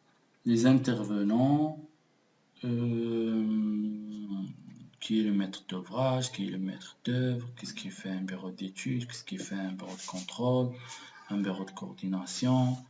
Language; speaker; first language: French; non-native, local second language; Arabic